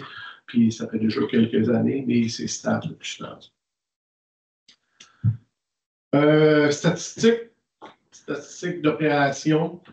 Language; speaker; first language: French; native; French